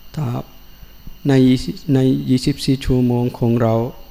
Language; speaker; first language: Thai; non-native, learner; Sinhala